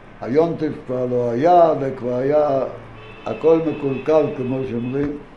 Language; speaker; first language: Hebrew; non-native, fluent; Yiddish